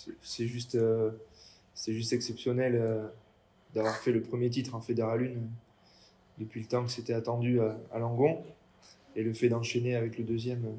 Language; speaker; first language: French; native; French